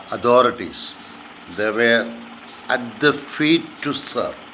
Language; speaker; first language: English; non-native, local second language; Malayalam